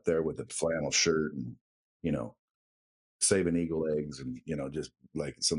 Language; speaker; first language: English; native; English